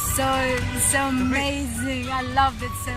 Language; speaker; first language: English; non-native, fluent; Tajik